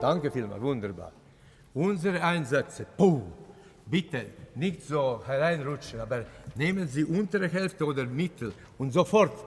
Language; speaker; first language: German; non-native, fluent; Latvian